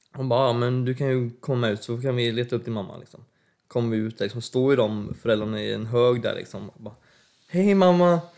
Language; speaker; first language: Swedish; native; Swedish